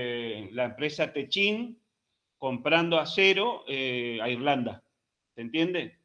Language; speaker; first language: Spanish; native; Spanish